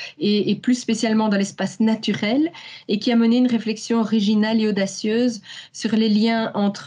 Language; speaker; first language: French; native; French